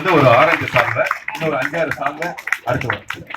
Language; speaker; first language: Tamil; native; Tamil